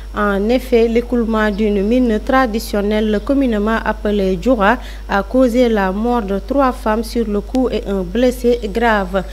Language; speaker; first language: French; non-native, local second language; Fula